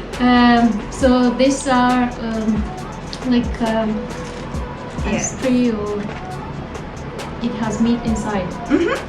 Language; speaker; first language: English; non-native, fluent; Ukrainian